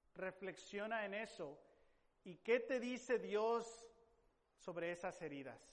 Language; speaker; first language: Spanish; non-native, fluent; English